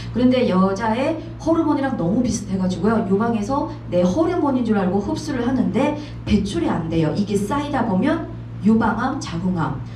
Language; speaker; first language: Korean; native; Korean